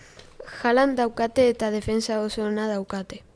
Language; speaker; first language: Basque; non-native, local second language; Spanish